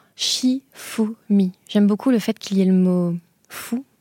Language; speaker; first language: French; native; French